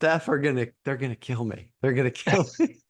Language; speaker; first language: English; native; English